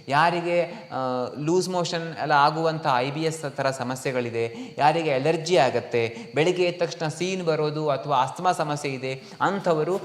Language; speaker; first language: Kannada; native; Kannada